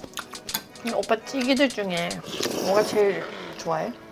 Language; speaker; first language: Korean; non-native, fluent; Swedish